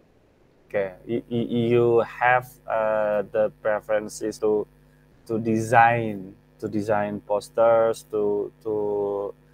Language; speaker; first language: English; non-native, fluent; Indonesian